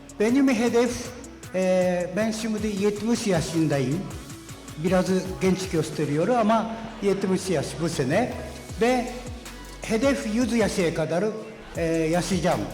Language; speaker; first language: Turkish; non-native, learner; Japanese